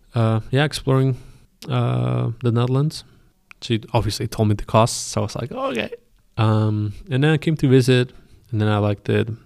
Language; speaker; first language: English; non-native, fluent; Spanish